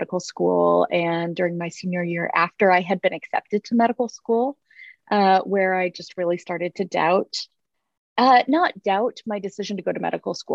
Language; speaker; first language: English; native; English